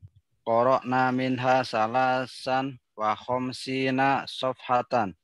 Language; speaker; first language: Arabic; non-native, learner; Indonesian